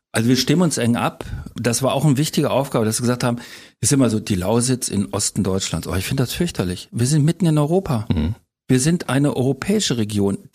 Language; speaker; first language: German; native; German